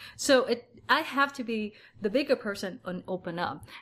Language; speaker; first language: English; early bilingual, other home language; Vietnamese